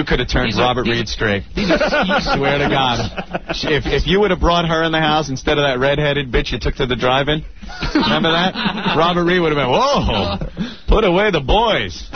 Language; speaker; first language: English; native; English